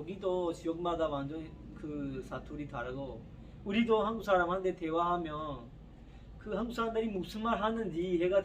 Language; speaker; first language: Korean; non-native, learner; Urdu